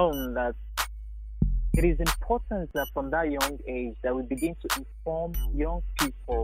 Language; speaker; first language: English; non-native, local second language; Igbo